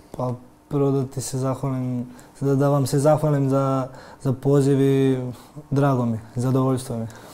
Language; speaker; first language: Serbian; early bilingual, heritage; Serbian